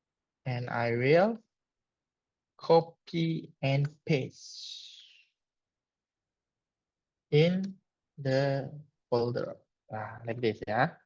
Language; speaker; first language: English; non-native, learner; Indonesian